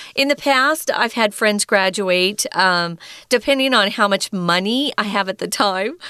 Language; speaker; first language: English; native; English